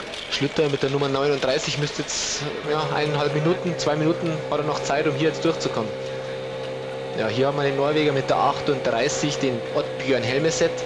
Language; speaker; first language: German; native; German